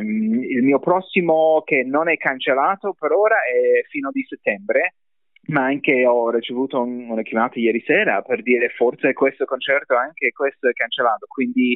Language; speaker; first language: Italian; non-native, fluent; English